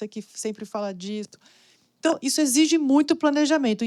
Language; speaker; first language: Portuguese; native; Portuguese